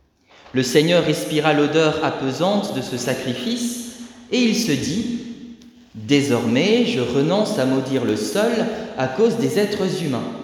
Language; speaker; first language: French; native; French